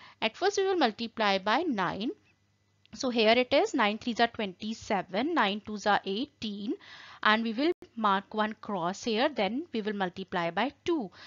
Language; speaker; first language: English; non-native, local second language; Hindi